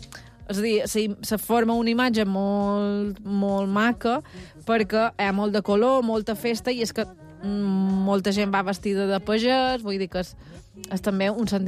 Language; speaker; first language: Catalan; native; Catalan